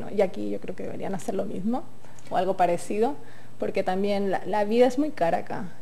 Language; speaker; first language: Spanish; native; Spanish